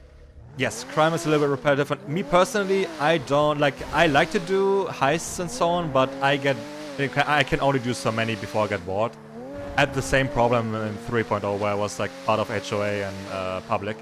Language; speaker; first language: English; non-native, fluent; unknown